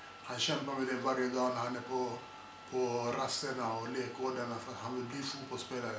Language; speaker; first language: Swedish; non-native, fluent; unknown